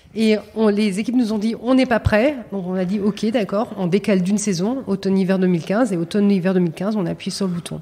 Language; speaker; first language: French; native; French